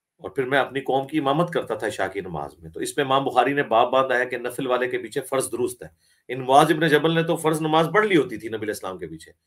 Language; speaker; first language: Urdu; non-native, local second language; Punjabi